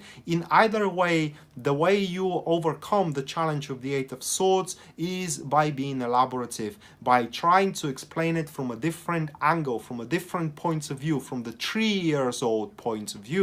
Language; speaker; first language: English; non-native, fluent; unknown